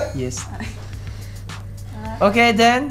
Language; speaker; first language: English; non-native, learner; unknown